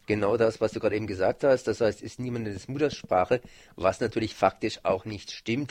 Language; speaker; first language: German; native; German